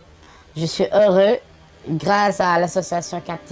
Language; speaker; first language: French; non-native, learner; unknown